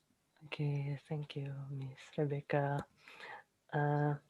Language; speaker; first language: English; non-native, learner; Indonesian